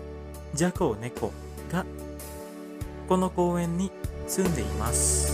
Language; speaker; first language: Japanese; non-native, fluent; Indonesian